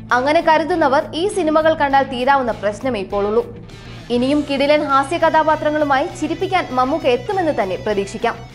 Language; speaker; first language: Malayalam; native; Malayalam